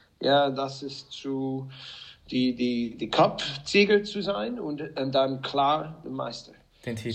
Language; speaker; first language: German; non-native, fluent; English